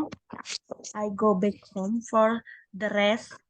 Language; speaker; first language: English; non-native, learner; Indonesian